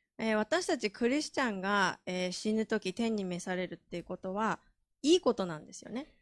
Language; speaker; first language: Japanese; native; Japanese